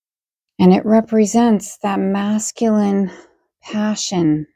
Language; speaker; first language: English; native; English